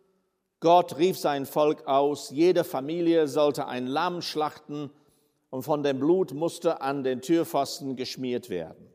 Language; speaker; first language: German; non-native, fluent; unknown